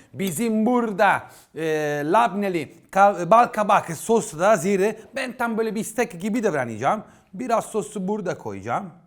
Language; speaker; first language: Turkish; non-native, fluent; Italian